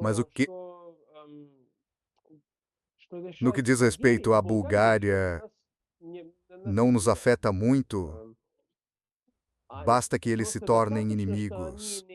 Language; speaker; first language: Portuguese; non-native, fluent; Serbian